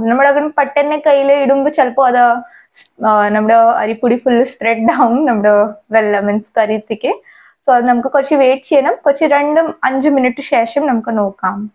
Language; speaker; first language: Malayalam; non-native, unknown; Hindi